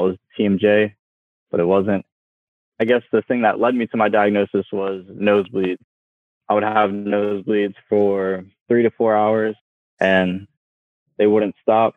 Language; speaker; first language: English; native; English